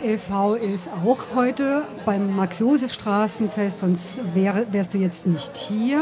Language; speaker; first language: German; early bilingual, other home language; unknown